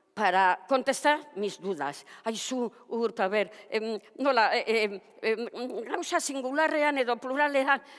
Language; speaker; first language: Basque; non-native, local second language; Spanish